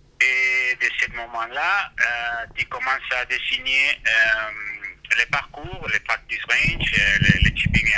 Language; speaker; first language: French; non-native, fluent; Spanish